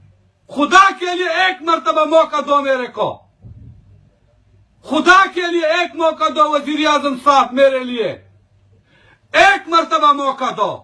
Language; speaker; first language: Hindi; non-native, local second language; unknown